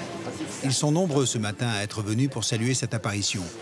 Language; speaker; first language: French; native; French